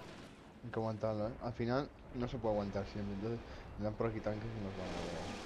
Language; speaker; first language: Spanish; native; Spanish